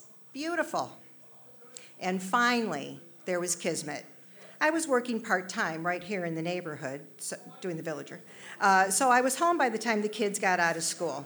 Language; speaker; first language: English; native; English